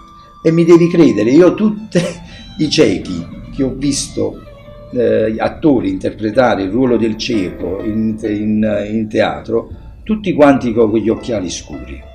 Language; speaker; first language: Italian; native; Italian